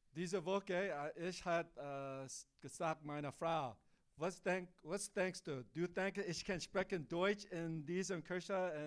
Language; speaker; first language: German; non-native, learner; English